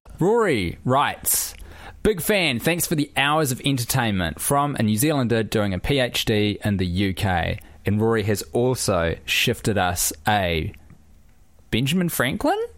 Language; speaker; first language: English; native; English